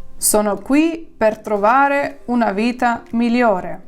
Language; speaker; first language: Italian; non-native, fluent; Ukrainian